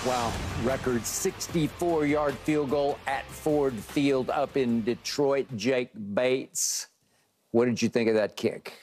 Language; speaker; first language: English; native; English